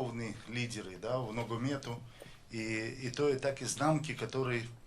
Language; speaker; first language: Slovenian; non-native, learner; Russian